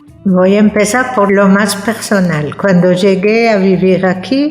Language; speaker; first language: Spanish; non-native, fluent; French